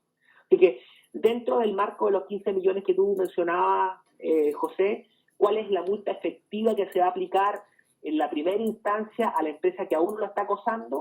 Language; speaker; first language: Spanish; native; Spanish